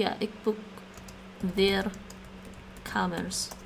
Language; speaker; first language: Dutch; non-native, learner; English